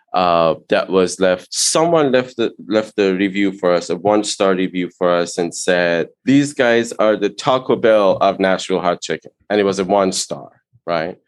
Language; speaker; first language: English; non-native, fluent; Persian